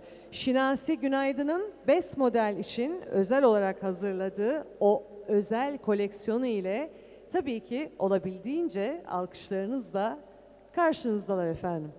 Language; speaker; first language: Turkish; native; Turkish